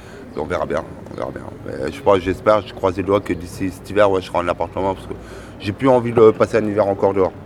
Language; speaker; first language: French; native; French